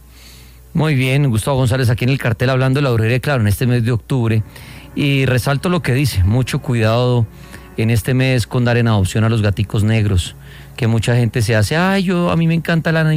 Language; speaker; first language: Spanish; native; Spanish